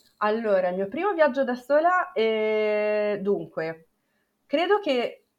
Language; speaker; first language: Italian; native; Italian